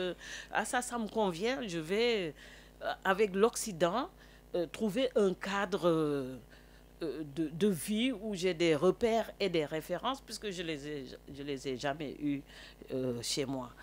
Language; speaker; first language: French; non-native, local second language; Wolof